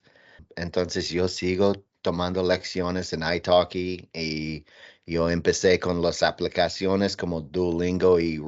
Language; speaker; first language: Spanish; non-native, learner; English